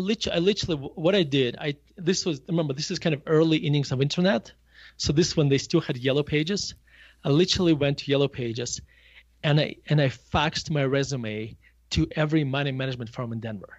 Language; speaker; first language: English; non-native, fluent; Russian